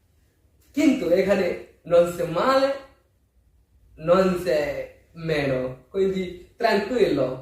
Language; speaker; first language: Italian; non-native, learner; Bangla